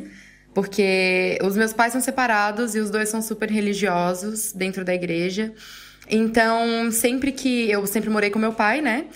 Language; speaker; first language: Portuguese; native; Portuguese